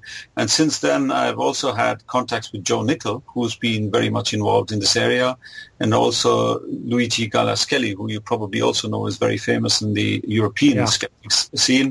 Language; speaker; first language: English; non-native, local second language; German